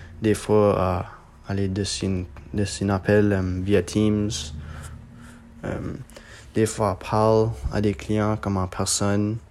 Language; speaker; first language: French; non-native, local second language; English